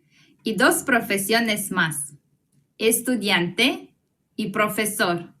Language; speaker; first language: Spanish; non-native, fluent; Russian